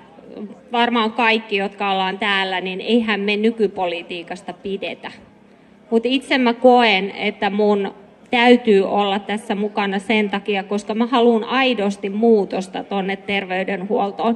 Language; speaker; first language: Finnish; native; Finnish